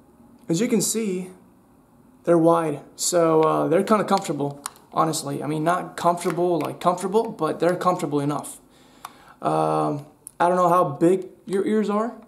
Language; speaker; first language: English; non-native, fluent; Spanish